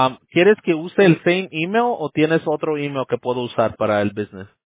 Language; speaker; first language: Spanish; early bilingual, heritage; Spanish